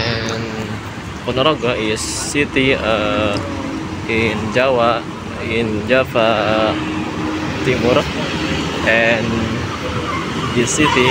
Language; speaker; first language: English; non-native, learner; Indonesian